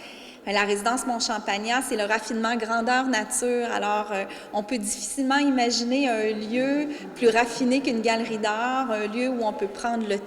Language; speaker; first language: French; native; French